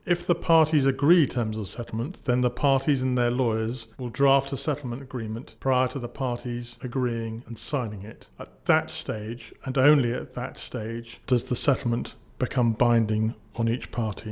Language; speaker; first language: English; native; English